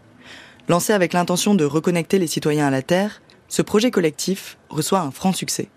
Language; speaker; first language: French; native; French